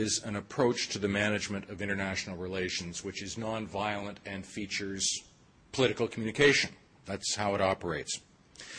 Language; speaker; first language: English; native; English